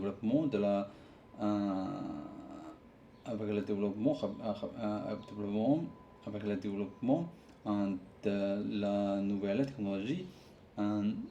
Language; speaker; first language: French; non-native, learner; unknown